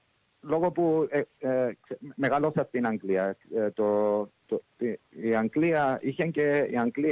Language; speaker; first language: Greek; early bilingual, heritage; English